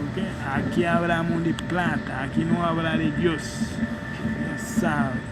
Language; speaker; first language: Spanish; non-native, fluent; Haitian Creole